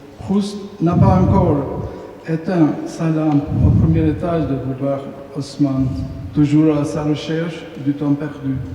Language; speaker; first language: French; non-native, fluent; Albanian